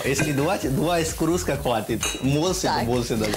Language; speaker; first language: Russian; non-native, learner; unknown